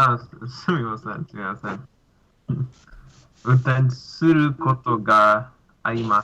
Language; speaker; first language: Japanese; non-native, learner; English